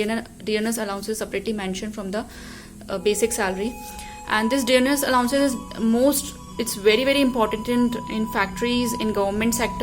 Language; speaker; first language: English; non-native, local second language; Hindi